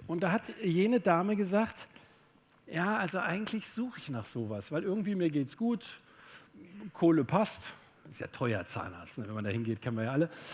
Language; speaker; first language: German; native; German